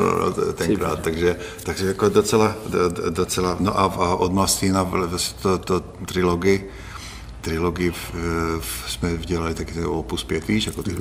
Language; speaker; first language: Czech; non-native, fluent; Hungarian